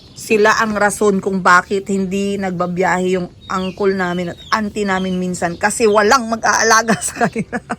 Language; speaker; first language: Filipino; non-native, local second language; Hiligaynon